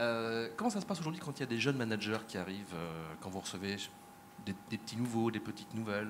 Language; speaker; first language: French; native; French